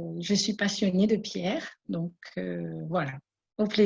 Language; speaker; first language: French; non-native, local second language; Malagasy